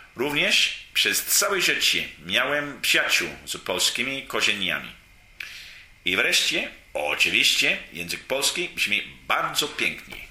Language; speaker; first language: Polish; non-native, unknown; English